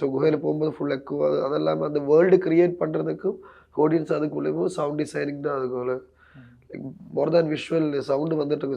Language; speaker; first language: Tamil; non-native, learner; Malayalam